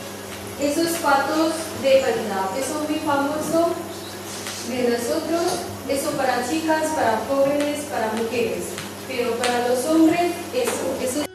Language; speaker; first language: Spanish; non-native, learner; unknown